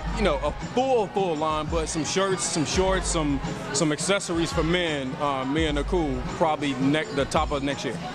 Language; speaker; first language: English; native; English